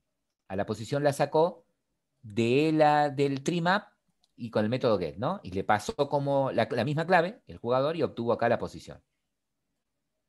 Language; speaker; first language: Spanish; native; Spanish